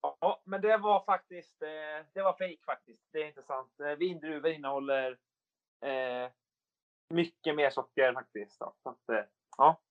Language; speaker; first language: Swedish; native; Swedish